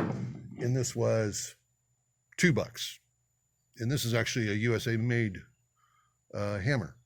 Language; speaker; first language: English; native; English